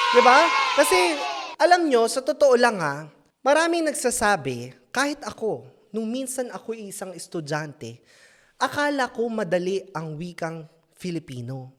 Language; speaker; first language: Filipino; native; Filipino